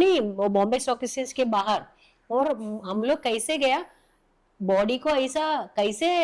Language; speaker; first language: Hindi; non-native, local second language; Malayalam